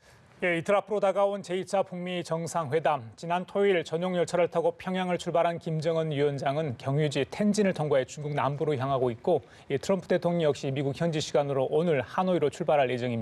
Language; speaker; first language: Korean; native; Korean